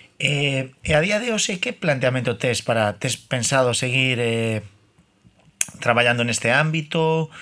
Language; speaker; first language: Galician; non-native, local second language; Spanish